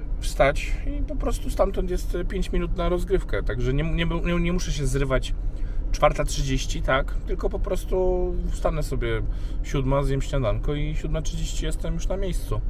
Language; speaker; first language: Polish; native; Polish